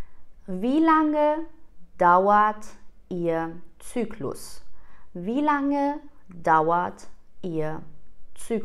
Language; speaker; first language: German; non-native, fluent; Persian